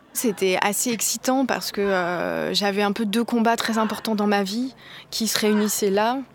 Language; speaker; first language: French; native; French